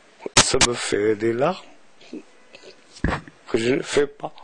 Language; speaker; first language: French; non-native, local second language; Arabic